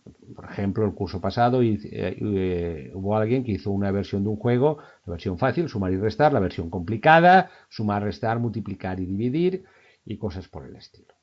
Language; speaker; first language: Spanish; native; Spanish